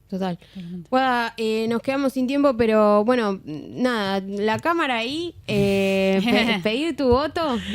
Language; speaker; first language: Spanish; native; Spanish